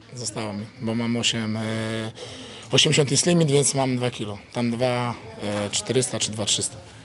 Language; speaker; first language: Polish; native; Polish